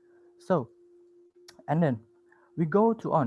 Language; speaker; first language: English; non-native, learner; Indonesian